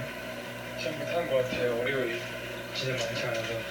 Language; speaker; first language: Korean; non-native, fluent; Chinese